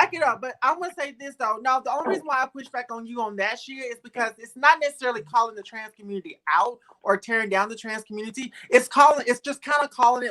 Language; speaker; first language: English; native; English